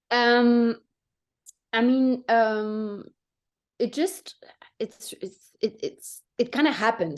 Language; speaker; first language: English; non-native, fluent; French